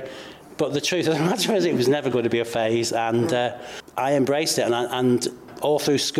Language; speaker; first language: English; native; English